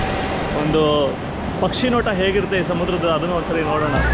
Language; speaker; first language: Kannada; native; Kannada